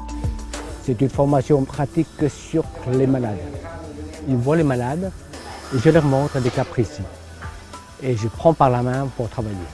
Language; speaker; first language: French; non-native, local second language; Lao